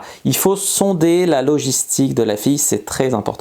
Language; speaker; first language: French; native; French